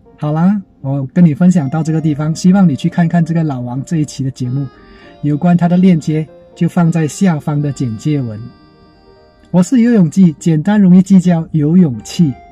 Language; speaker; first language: Chinese; native; Chinese